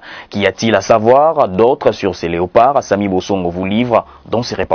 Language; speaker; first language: French; native; French